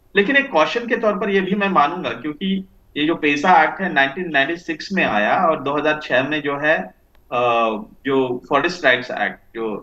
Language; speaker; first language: Hindi; non-native, local second language; Marathi